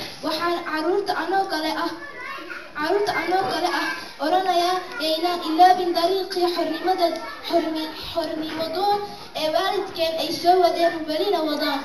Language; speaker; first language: Somali; early bilingual, heritage; Somali